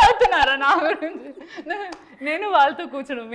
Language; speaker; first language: Telugu; non-native, learner; Malayalam